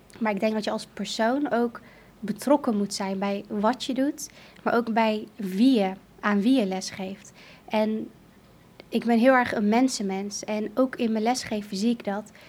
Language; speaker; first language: Dutch; early bilingual, other home language; Kurdish